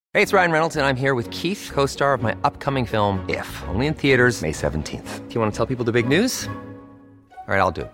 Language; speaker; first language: English; native; English